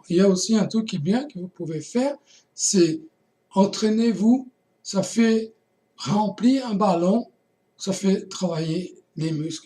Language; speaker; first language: French; non-native, fluent; Portuguese